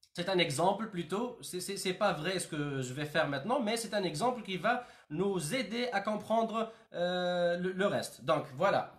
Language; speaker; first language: French; non-native, local second language; Arabic